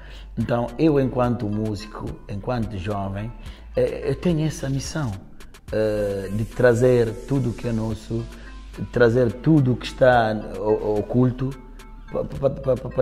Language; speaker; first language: Portuguese; non-native, local second language; Upper Guinea Crioulo